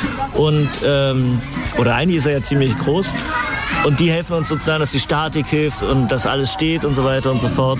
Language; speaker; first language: German; native; German